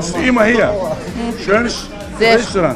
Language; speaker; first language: German; non-native, learner; Turkish